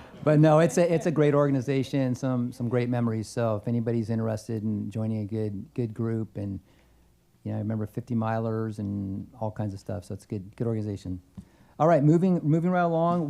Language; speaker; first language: English; native; English